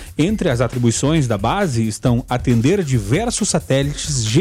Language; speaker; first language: Portuguese; native; Portuguese